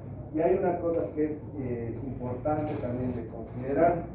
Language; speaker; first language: Spanish; native; Spanish